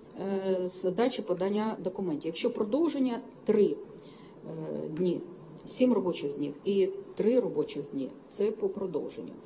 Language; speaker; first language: Ukrainian; native; Ukrainian